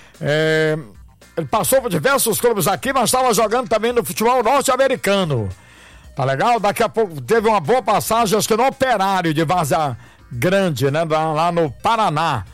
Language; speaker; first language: Portuguese; native; Portuguese